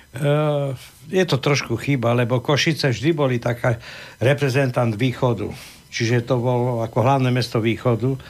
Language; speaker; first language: Slovak; native; Slovak